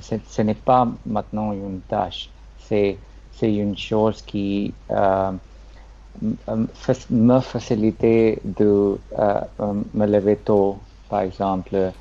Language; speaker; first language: French; non-native, learner; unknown